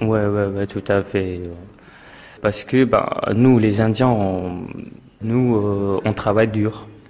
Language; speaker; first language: French; non-native, fluent; Tamil